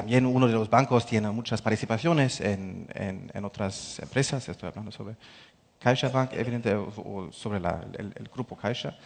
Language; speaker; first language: Spanish; non-native, fluent; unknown